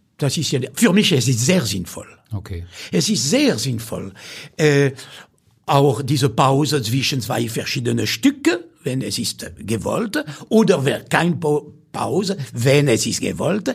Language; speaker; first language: German; non-native, fluent; French